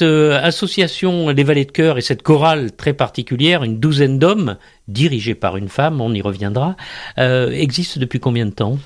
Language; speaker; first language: French; native; French